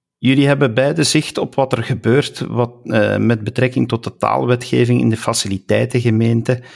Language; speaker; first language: Dutch; native; Dutch